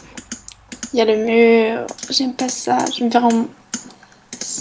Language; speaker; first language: French; native; French